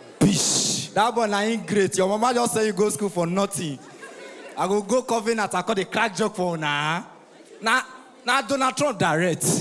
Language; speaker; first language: Nigerian Pidgin; native; Nigerian Pidgin